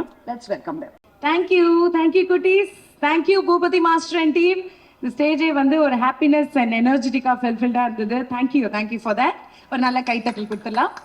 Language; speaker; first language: Tamil; native; Tamil